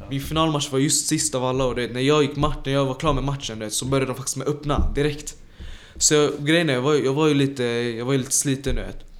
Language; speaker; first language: Swedish; early bilingual, other home language; Tajik